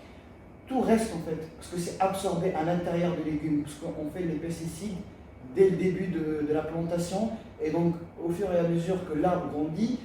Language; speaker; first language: French; native; French